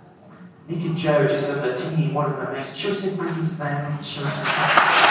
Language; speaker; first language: English; native; English